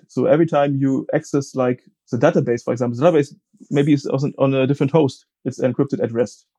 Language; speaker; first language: English; non-native, fluent; German